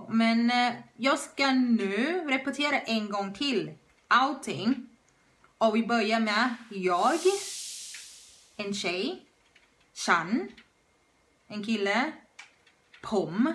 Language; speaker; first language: Swedish; non-native, fluent; Thai